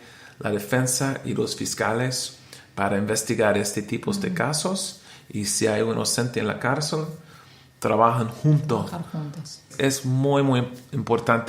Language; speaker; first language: Spanish; non-native, learner; English